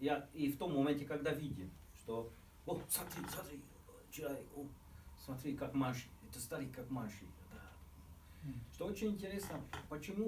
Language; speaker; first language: Russian; non-native, fluent; Hungarian